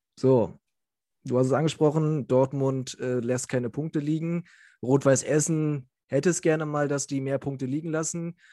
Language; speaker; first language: German; native; German